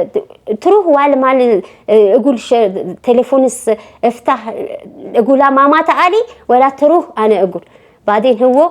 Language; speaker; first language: Arabic; non-native, learner; Amharic